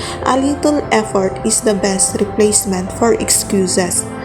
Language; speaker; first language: English; non-native, local second language; Filipino